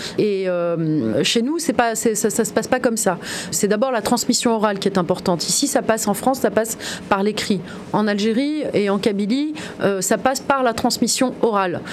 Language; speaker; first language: French; early bilingual, other home language; Kabyle